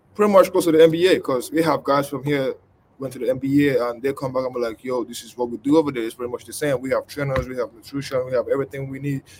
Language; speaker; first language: English; non-native, local second language; Igbo